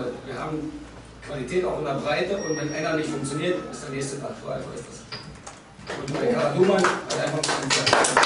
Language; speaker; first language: German; native; German